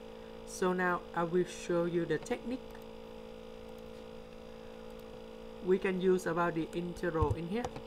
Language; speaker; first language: English; non-native, learner; Vietnamese